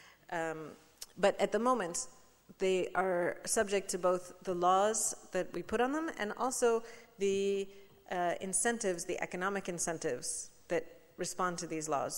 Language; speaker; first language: English; native; English